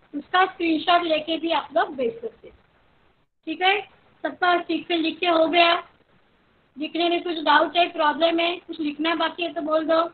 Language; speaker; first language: Hindi; non-native, local second language; Marathi